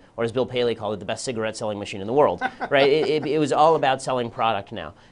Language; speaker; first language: English; native; English